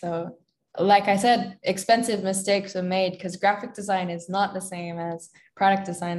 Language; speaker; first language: English; native; English